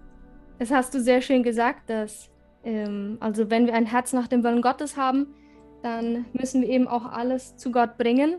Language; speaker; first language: German; early bilingual, heritage; German